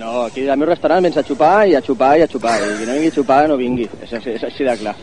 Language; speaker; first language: Catalan; native; Catalan